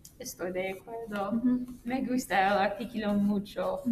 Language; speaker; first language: Spanish; non-native, learner; English